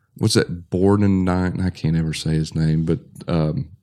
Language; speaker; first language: English; native; English